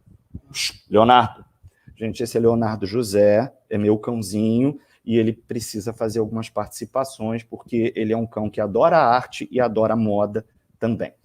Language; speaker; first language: Portuguese; native; Portuguese